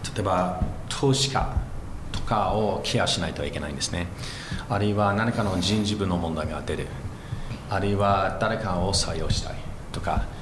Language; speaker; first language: Japanese; non-native, fluent; English